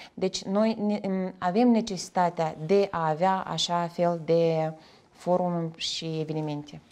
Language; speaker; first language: Romanian; native; Romanian